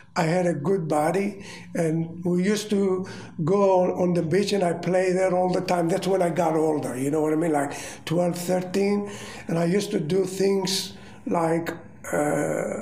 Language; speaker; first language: English; non-native, fluent; Greek